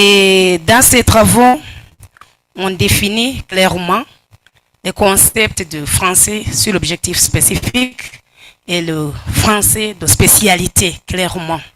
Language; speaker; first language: French; non-native, fluent; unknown